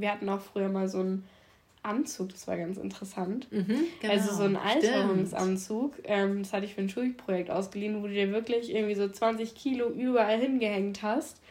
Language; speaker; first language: German; native; German